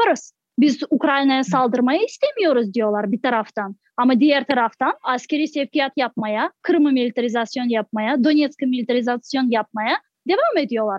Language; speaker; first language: Turkish; non-native, fluent; Crimean Tatar